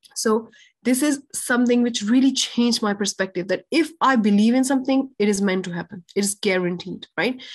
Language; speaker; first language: English; non-native, local second language; Urdu